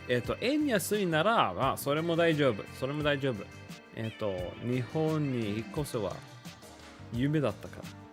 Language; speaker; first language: Japanese; non-native, learner; English